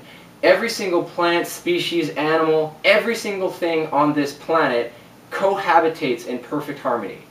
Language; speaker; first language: English; native; English